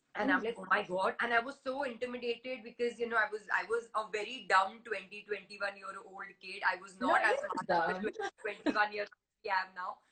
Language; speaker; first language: English; non-native, local second language; Hindi